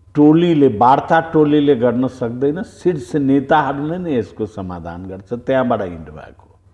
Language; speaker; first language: Nepali; non-native, local second language; Bhojpuri